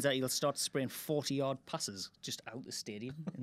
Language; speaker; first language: English; native; English